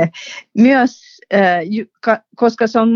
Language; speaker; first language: Finnish; non-native, fluent; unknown